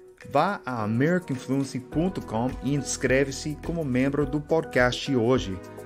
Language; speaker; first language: Portuguese; non-native, fluent; English